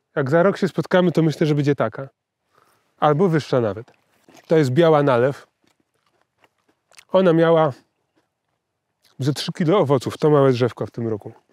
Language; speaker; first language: Polish; native; Polish